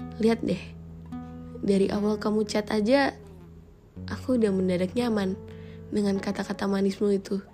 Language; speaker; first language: Indonesian; native; Indonesian